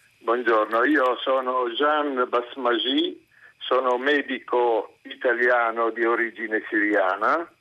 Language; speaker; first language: Italian; non-native, fluent; Arabic